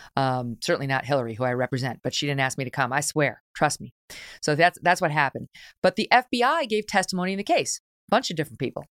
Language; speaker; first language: English; native; English